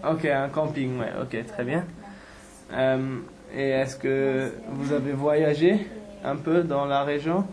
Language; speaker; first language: French; non-native, fluent; English